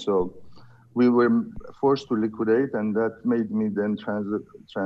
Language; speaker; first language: English; non-native, fluent; Persian